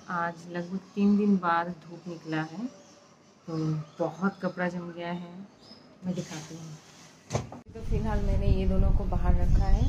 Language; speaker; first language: Hindi; non-native, local second language; Bangla